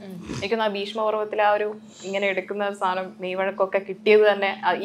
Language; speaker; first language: Malayalam; native; Malayalam